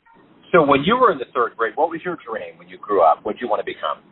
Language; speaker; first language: English; native; English